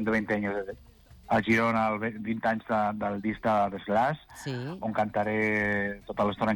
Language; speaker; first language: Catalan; non-native, local second language; Spanish